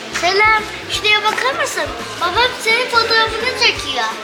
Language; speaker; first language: Turkish; early bilingual, other home language; Persian